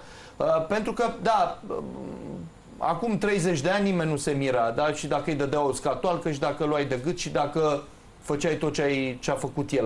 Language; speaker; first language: Romanian; native; Romanian